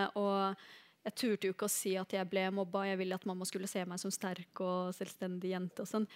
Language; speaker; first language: Norwegian; early bilingual, other home language; Arabic